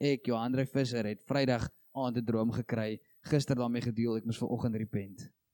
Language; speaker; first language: Afrikaans; native; Afrikaans